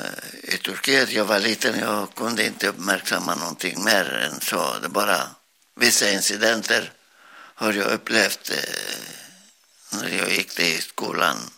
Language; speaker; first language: Swedish; non-native, learner; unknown